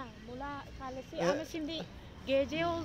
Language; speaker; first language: Turkish; non-native, learner; Indonesian